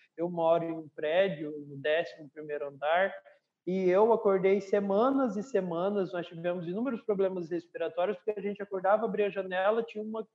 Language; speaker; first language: Portuguese; native; Portuguese